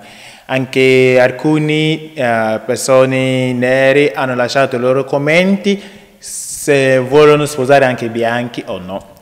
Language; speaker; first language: Italian; non-native, learner; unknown